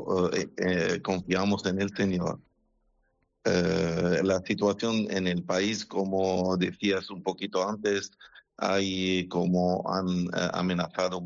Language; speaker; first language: Spanish; non-native, fluent; Arabic